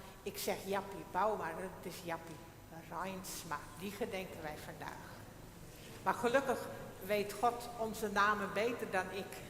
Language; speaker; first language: Dutch; non-native, local second language; Western Frisian